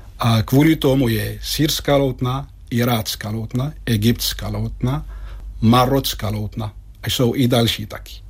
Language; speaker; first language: Czech; non-native, fluent; Arabic